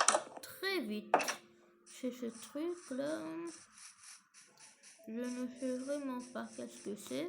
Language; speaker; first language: French; non-native, fluent; English